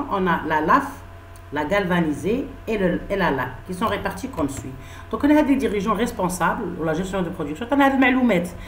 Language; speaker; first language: French; non-native, local second language; Arabic